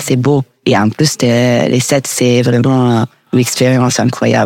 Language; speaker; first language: French; non-native, learner; Italian